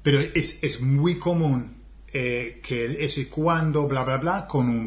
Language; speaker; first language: Spanish; non-native, fluent; English